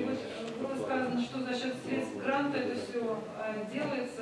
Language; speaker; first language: Russian; native; Russian